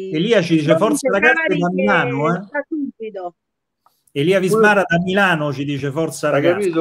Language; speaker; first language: Italian; native; Italian